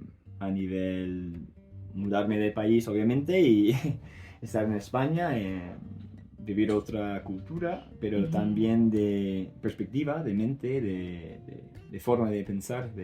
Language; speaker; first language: Spanish; non-native, fluent; English